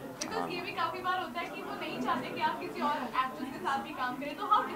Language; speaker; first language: Hindi; native; Hindi